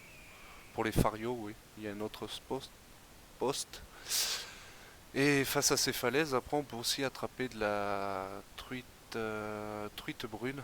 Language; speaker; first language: French; native; French